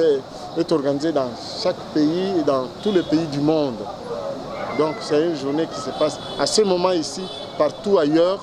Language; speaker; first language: French; non-native, local second language; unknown